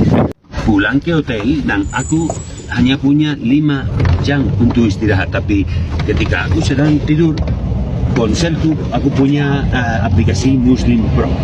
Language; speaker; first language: Indonesian; non-native, learner; Spanish